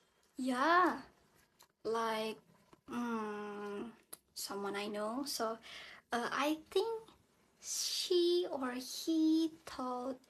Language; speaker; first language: English; non-native, learner; Indonesian